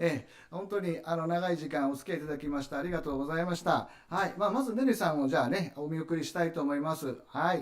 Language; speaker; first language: Japanese; native; Japanese